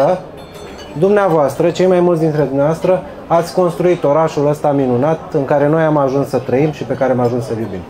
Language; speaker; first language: Romanian; native; Romanian